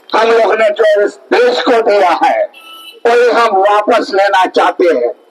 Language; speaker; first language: Hindi; non-native, local second language; Marathi